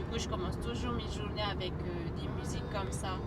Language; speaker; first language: French; native; French